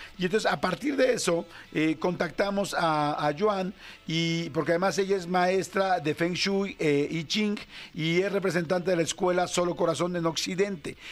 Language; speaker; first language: Spanish; native; Spanish